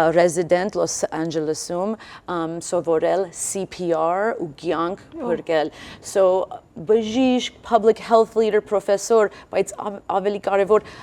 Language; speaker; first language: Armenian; early bilingual, heritage; Armenian